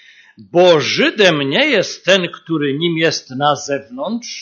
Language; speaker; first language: Polish; native; Polish